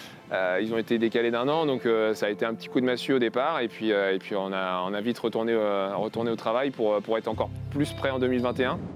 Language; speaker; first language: French; native; French